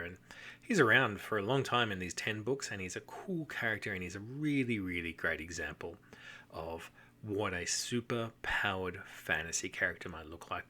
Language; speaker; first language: English; native; English